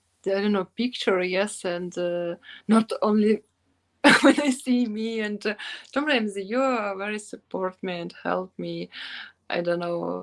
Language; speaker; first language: English; non-native, learner; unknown